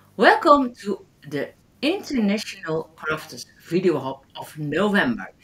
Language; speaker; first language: English; non-native, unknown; Dutch